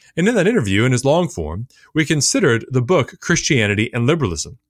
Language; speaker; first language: English; native; English